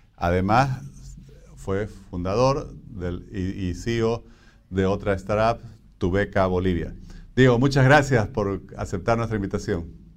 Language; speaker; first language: Spanish; native; Spanish